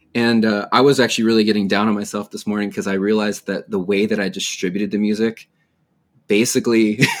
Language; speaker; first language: English; native; English